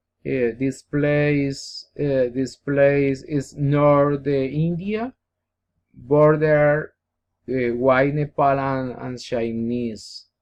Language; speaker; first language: English; non-native, learner; Spanish